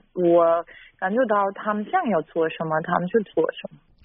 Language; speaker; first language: Chinese; non-native, fluent; German